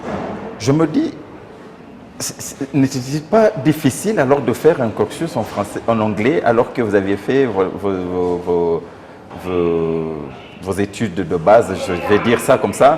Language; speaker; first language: French; non-native, fluent; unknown